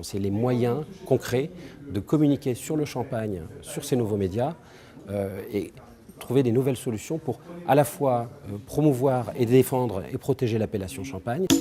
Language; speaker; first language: French; native; French